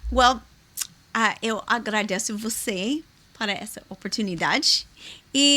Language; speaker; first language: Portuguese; non-native, learner; English